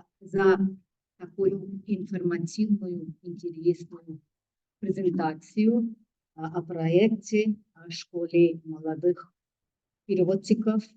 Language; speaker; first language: Russian; non-native, fluent; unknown